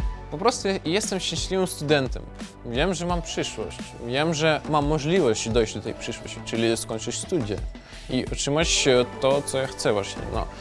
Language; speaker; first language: Polish; non-native, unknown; Russian